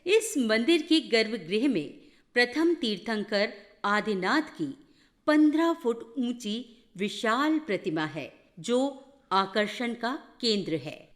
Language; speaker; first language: Hindi; native; Hindi